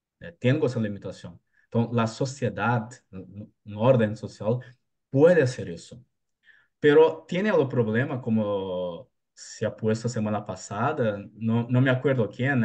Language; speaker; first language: Spanish; non-native, learner; Portuguese